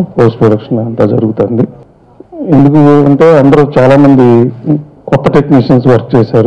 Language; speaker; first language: Telugu; native; Telugu